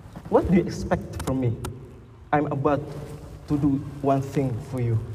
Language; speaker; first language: English; non-native, fluent; Indonesian